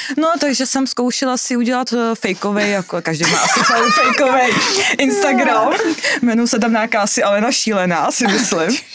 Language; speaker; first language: Czech; native; Czech